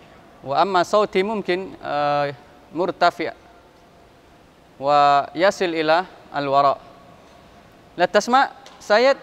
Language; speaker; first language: Arabic; non-native, fluent; Indonesian